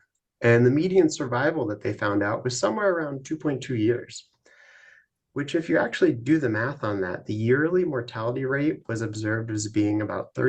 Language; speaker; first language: English; native; English